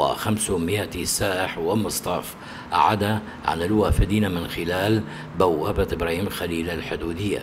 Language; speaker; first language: Arabic; non-native, local second language; Kurdish